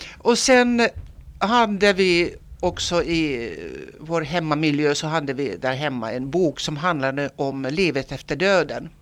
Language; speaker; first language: Swedish; non-native, local second language; Finnish